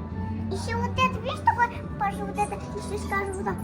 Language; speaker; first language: Russian; non-native, local second language; Kazakh